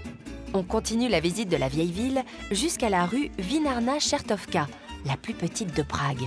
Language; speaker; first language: French; native; French